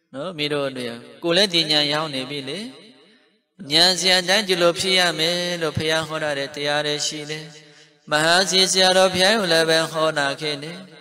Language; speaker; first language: Burmese; non-native, local second language; Mon